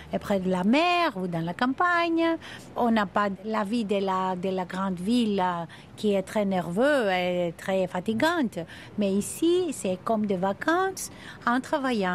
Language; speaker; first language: French; non-native, fluent; Greek